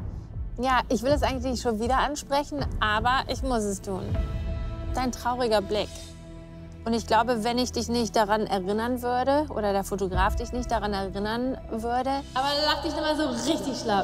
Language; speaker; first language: German; native; German